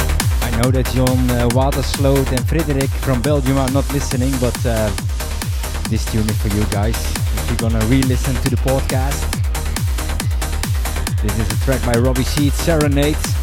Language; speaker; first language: English; non-native, fluent; Dutch